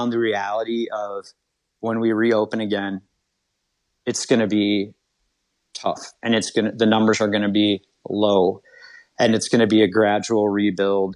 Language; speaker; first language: English; native; English